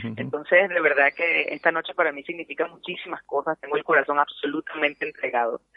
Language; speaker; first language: Spanish; native; Spanish